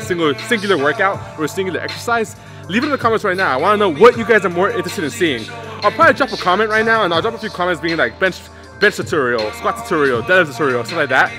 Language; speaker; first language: English; native; English